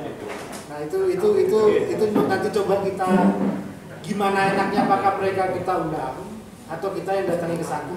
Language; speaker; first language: Indonesian; native; Indonesian